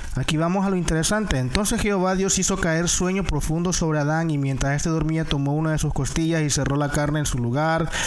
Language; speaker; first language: Spanish; native; Spanish